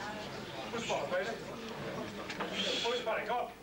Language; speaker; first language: Dutch; native; Dutch